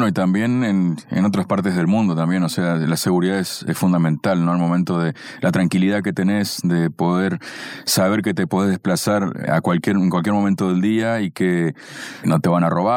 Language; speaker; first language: Spanish; native; Spanish